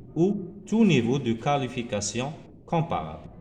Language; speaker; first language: French; non-native, local second language; Arabic